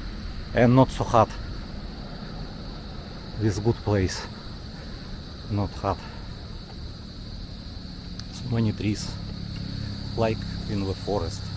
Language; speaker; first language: English; non-native, learner; Russian